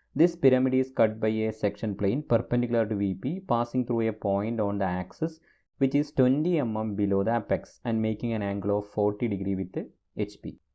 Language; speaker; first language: English; non-native, local second language; Malayalam